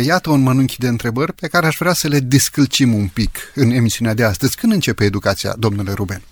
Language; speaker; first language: Romanian; native; Romanian